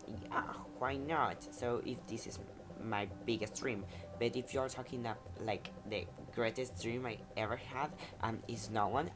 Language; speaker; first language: English; non-native, fluent; Spanish